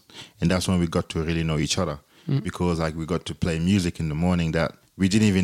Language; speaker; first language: English; non-native, local second language; French